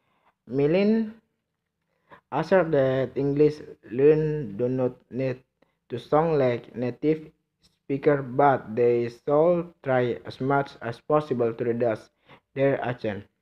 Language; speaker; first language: English; non-native, learner; Indonesian